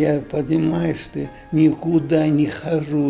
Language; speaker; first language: Russian; non-native, local second language; Ingush